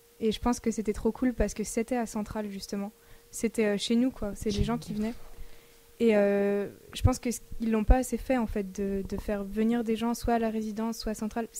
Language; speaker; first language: French; native; French